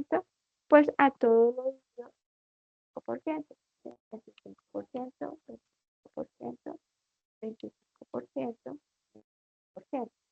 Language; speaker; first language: Spanish; native; Spanish